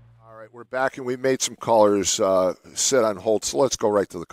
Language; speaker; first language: English; native; English